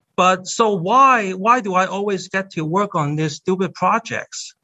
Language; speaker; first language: English; non-native, fluent; Cantonese